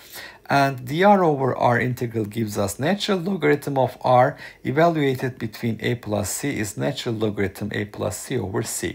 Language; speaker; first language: English; non-native, fluent; Turkish